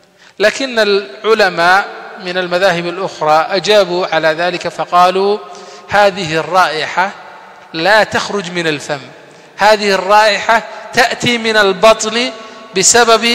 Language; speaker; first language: Arabic; non-native, fluent; Somali